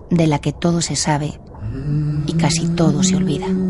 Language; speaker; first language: Spanish; native; Spanish